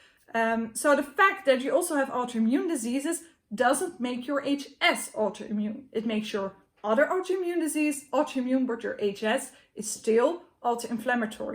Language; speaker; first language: English; non-native, fluent; Dutch